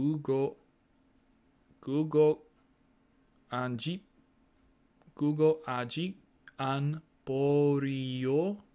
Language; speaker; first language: Korean; non-native, learner; English